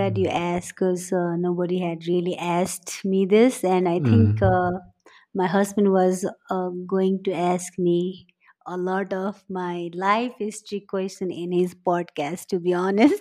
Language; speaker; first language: English; non-native, local second language; Nepali